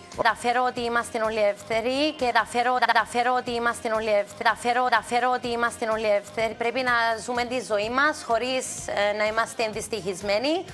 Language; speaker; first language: Greek; early bilingual, heritage; Greek